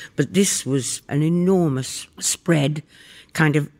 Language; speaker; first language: English; native; English